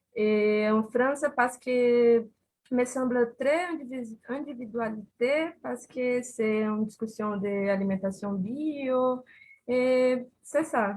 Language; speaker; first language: French; non-native, learner; Portuguese